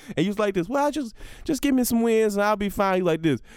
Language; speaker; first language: English; native; English